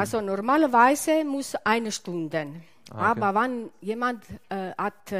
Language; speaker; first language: German; non-native, learner; Italian